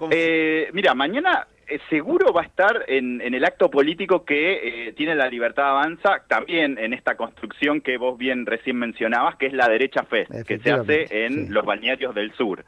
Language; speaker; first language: Spanish; native; Spanish